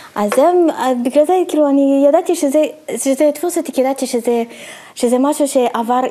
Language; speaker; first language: Hebrew; early bilingual, other home language; Russian